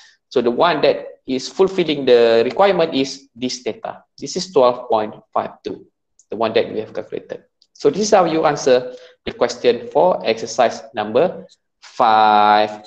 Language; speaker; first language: English; non-native, local second language; Malay